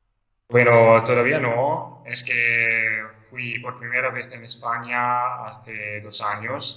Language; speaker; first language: Spanish; non-native, fluent; Italian